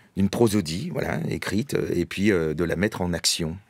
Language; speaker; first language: French; native; French